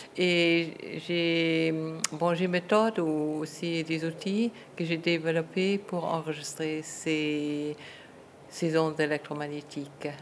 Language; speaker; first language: French; non-native, fluent; German